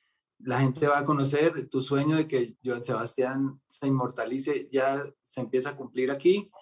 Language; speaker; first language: Spanish; native; Spanish